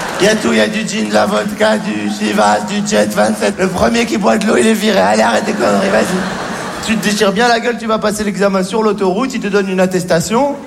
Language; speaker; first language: French; native; French